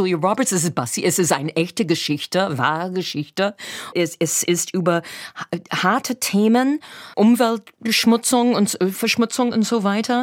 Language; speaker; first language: German; non-native, fluent; English